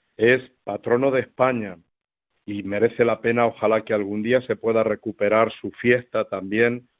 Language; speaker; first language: Spanish; native; Spanish